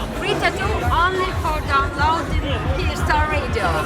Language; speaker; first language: English; non-native, learner; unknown